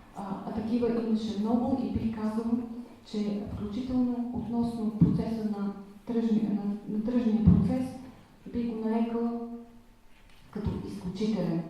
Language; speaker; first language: Bulgarian; native; Bulgarian